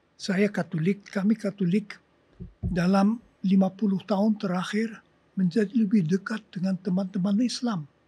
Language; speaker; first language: Indonesian; non-native, fluent; German